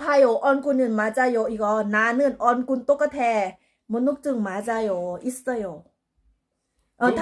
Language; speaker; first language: Korean; non-native, learner; Thai